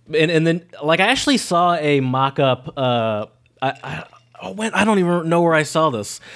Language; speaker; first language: English; native; English